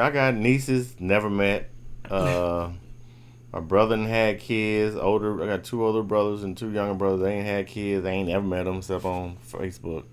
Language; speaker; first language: English; native; English